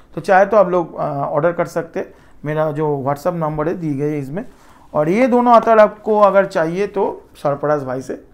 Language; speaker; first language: Hindi; non-native, local second language; Bangla